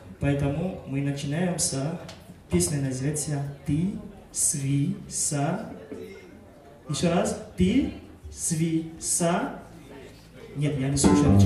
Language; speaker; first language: Russian; non-native, fluent; French